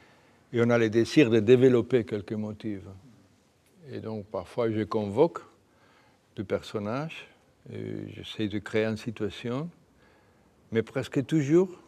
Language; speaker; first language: French; non-native, fluent; Spanish